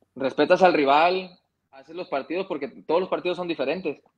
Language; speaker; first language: Spanish; early bilingual, heritage; Spanish